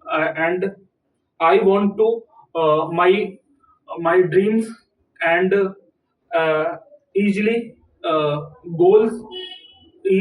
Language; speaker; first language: English; non-native, learner; Hindi